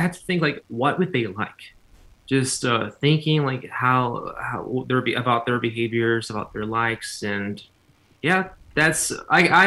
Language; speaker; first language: English; non-native, fluent; Spanish